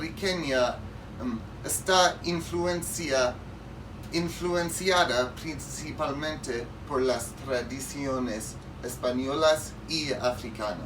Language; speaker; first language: Spanish; non-native, learner; English